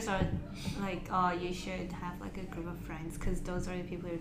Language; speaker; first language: English; non-native, local second language; Cantonese